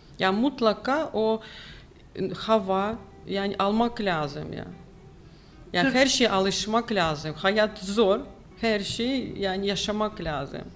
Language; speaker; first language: Turkish; non-native, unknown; Ukrainian